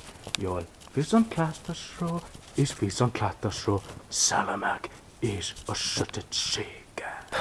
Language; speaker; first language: Hungarian; non-native, learner; Welsh